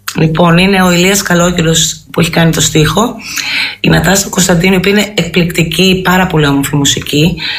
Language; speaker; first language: Greek; early bilingual, heritage; Greek